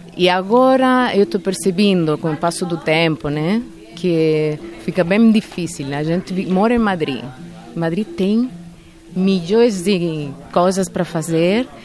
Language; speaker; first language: Portuguese; non-native, fluent; Italian